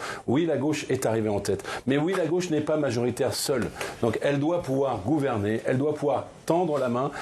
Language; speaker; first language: French; native; French